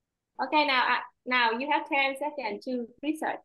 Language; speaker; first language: English; non-native, fluent; Vietnamese